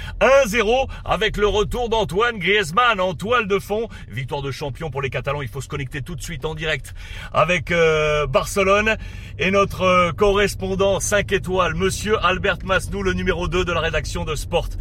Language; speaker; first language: French; native; French